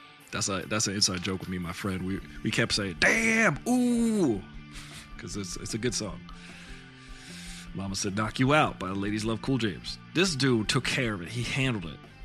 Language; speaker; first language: English; native; English